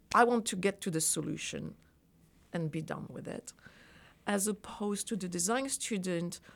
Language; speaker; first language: English; non-native, fluent; French